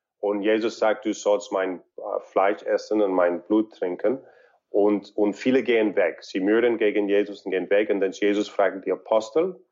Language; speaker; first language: German; non-native, fluent; English